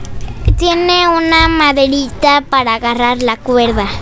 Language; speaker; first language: Spanish; early bilingual, other home language; French